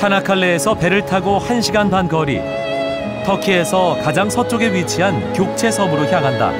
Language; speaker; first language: Korean; native; Korean